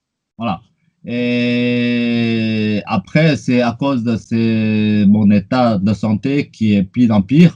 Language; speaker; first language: French; non-native, fluent; Chinese